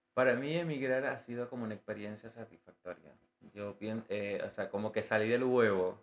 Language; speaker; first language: Spanish; native; Spanish